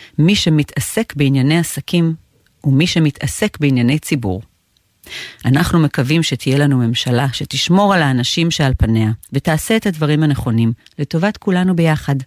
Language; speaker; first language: Hebrew; native; Hebrew